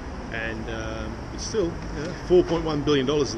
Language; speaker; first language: English; native; English